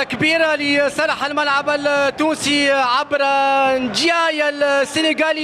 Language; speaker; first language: Arabic; native; Arabic